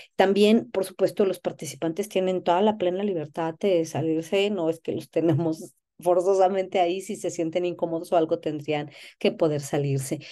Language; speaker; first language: Spanish; native; Spanish